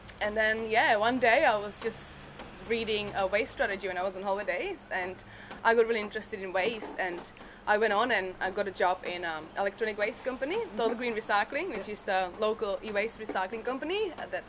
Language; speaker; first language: English; non-native, fluent; Czech